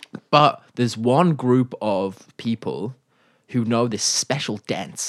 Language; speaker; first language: English; native; English